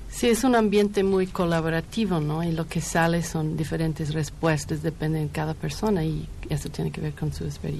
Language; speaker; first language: Spanish; non-native, fluent; English